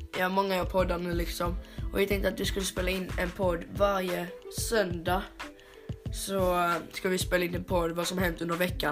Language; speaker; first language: Swedish; native; Swedish